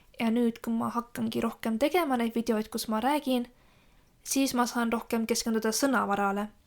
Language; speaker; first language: Estonian; native; Estonian